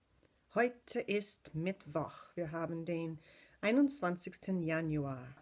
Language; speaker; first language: German; non-native, fluent; English